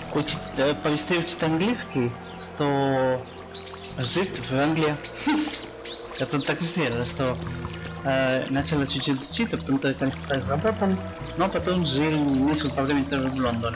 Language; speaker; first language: Russian; non-native, learner; Spanish